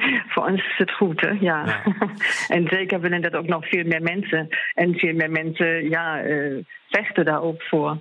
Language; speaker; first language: Dutch; non-native, fluent; German